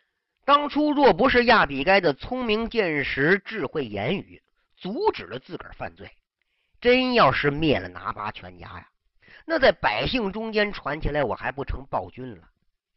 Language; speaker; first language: Chinese; native; Chinese